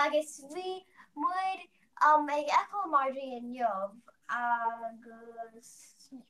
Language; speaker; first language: Irish; non-native, learner; English